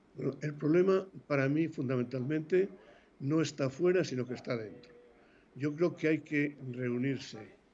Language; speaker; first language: Spanish; native; Spanish